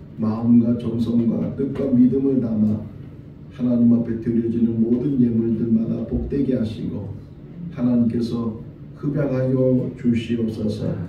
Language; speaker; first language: Korean; native; Korean